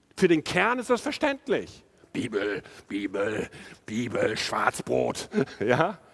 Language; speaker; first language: German; non-native, fluent; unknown